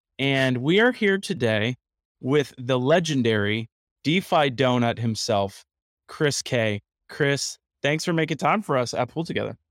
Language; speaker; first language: English; native; English